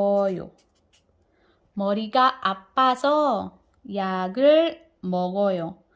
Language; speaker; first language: Korean; non-native, fluent; Filipino